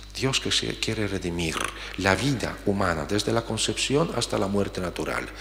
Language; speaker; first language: Spanish; non-native, fluent; Polish